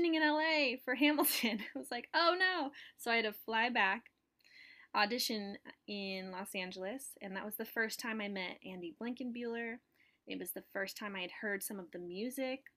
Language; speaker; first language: English; native; English